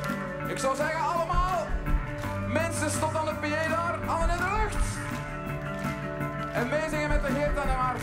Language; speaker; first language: Dutch; native; Dutch